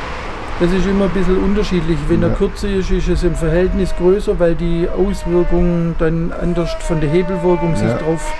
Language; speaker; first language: German; native; German